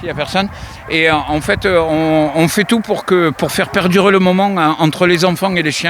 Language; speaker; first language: French; native; French